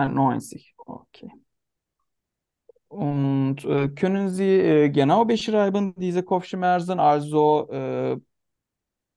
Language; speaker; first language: German; non-native, learner; Turkish